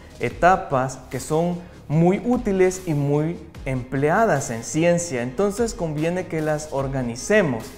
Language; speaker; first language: Spanish; native; Spanish